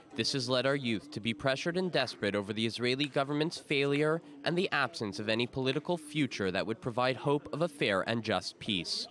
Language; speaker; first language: English; native; English